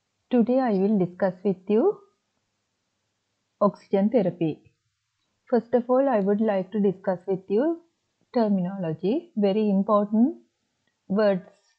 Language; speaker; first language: English; non-native, local second language; Sinhala